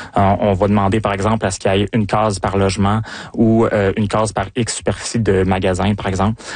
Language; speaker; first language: French; native; French